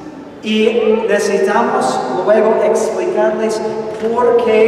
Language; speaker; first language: Spanish; non-native, fluent; English